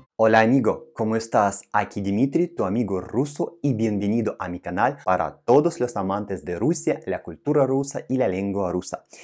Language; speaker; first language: Spanish; non-native, fluent; Russian